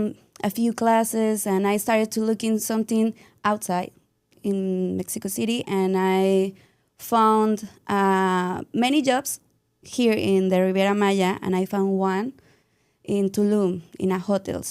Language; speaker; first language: English; non-native, learner; Spanish